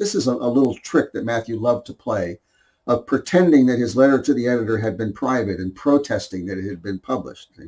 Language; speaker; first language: English; native; English